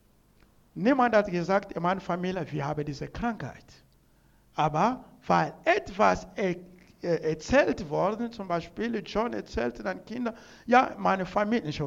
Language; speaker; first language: German; non-native, learner; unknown